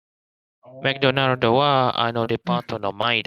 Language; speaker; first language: Japanese; non-native, learner; English